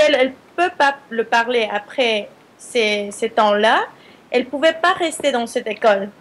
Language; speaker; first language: French; non-native, fluent; Spanish